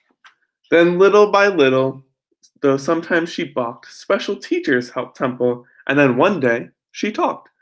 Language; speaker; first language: English; native; English